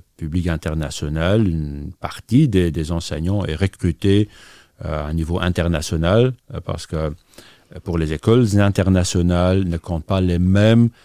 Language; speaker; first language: French; native; French